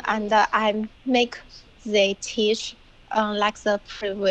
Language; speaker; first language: English; non-native, learner; Chinese